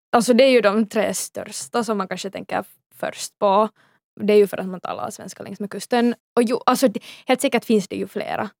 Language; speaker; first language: Swedish; native; Swedish